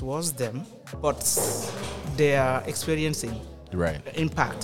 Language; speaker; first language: English; non-native, local second language; French